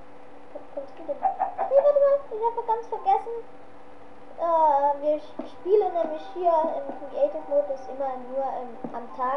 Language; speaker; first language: German; native; German